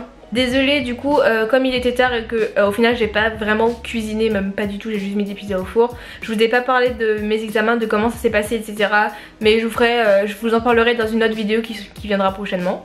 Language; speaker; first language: French; native; French